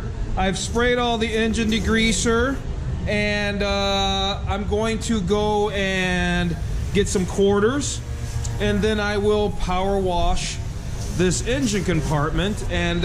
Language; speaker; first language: English; native; English